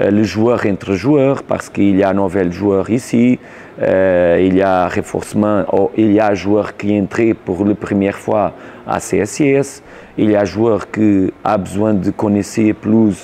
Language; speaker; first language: French; non-native, learner; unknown